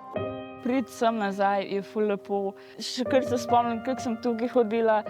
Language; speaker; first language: Slovenian; early bilingual, other home language; Albanian